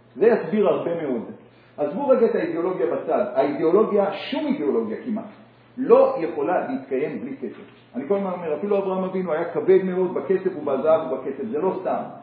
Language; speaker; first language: Hebrew; native; Hebrew